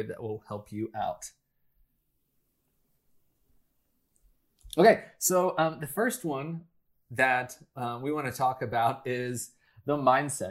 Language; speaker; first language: English; native; English